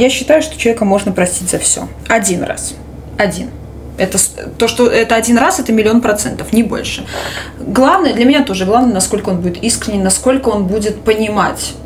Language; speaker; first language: Russian; native; Russian